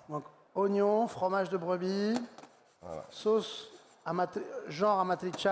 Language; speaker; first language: French; native; French